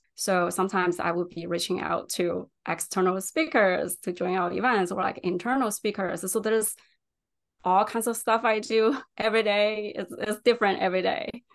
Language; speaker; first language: English; non-native, fluent; Chinese